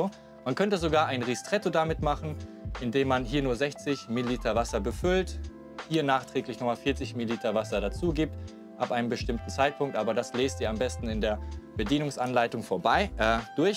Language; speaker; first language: German; native; German